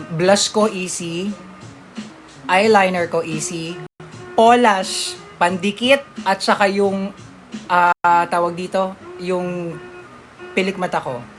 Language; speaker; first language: Filipino; native; Filipino